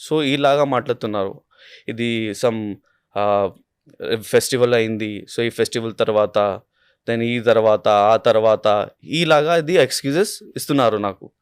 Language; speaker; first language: Telugu; non-native, local second language; Urdu